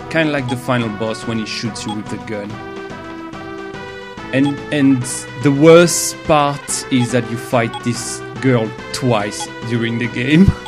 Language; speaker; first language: English; non-native, fluent; French